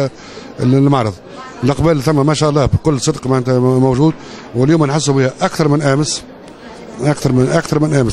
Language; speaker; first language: Arabic; native; Arabic